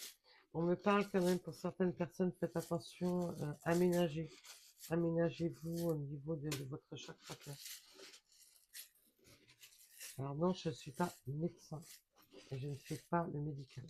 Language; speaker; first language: French; native; French